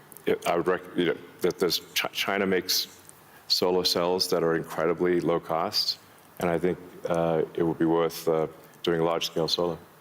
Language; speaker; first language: English; early bilingual, other home language; Afrikaans